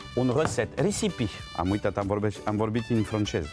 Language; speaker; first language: Romanian; non-native, learner; French